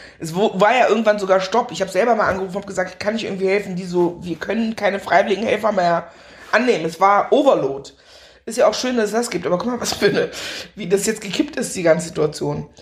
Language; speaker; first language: German; early bilingual, other home language; Akan